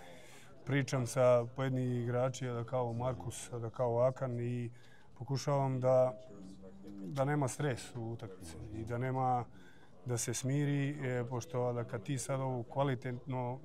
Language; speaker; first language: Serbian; early bilingual, heritage; German